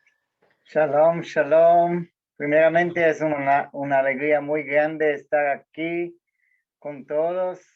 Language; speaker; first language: Spanish; non-native, fluent; Portuguese